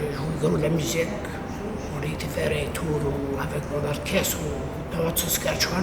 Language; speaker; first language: French; native; French